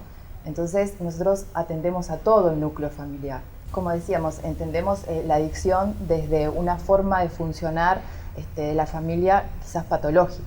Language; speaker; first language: Spanish; native; Spanish